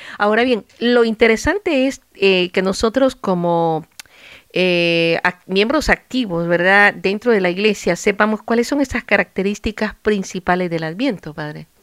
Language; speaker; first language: Spanish; native; Spanish